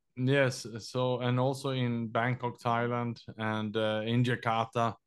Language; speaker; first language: English; non-native, fluent; Swedish